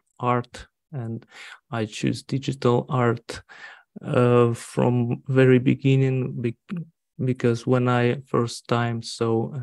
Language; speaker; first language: English; non-native, learner; Russian